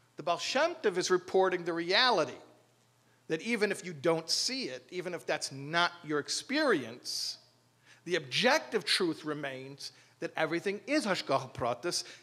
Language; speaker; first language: English; native; English